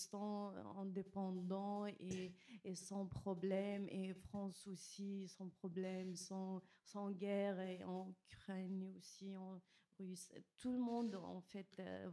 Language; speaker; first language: French; non-native, learner; Kurdish